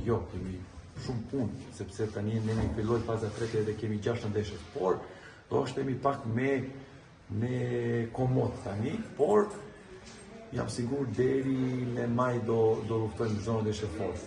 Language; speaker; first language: Albanian; non-native, fluent; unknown